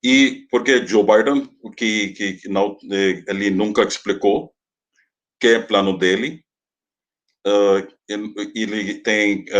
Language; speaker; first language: Portuguese; non-native, fluent; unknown